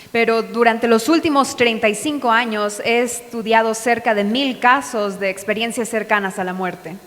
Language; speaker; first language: Spanish; native; Spanish